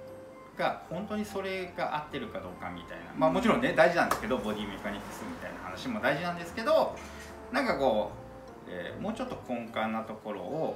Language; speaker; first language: Japanese; native; Japanese